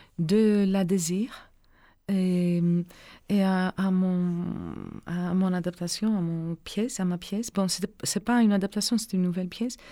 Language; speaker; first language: French; non-native, learner; Greek